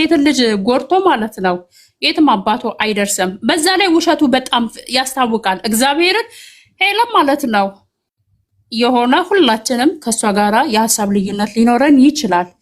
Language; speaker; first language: Amharic; native; Amharic